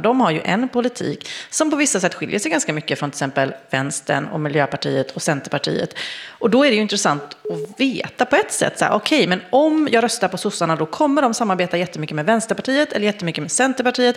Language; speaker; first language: Swedish; native; Swedish